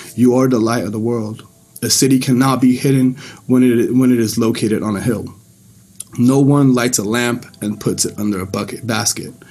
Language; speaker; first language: English; early bilingual, other home language; Persian